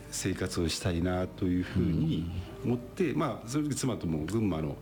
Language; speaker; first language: Japanese; native; Japanese